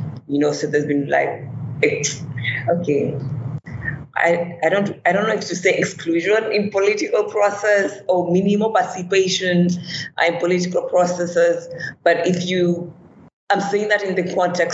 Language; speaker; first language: English; non-native, local second language; Swahili